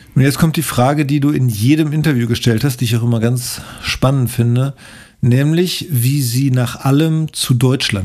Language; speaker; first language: German; native; German